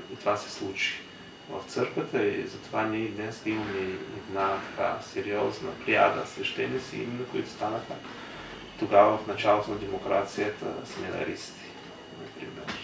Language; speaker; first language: Bulgarian; early bilingual, heritage; Bulgarian